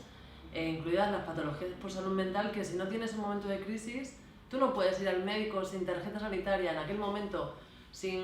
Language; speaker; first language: Spanish; native; Spanish